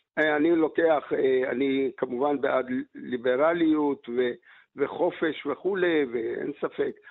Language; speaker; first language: Hebrew; early bilingual, other home language; Arabic